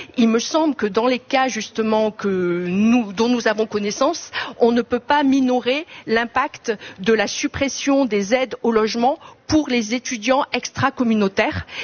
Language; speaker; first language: French; native; French